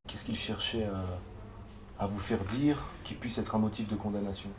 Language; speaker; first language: French; native; French